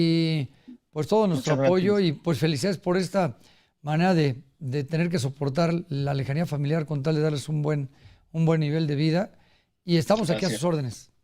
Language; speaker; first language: Spanish; native; Spanish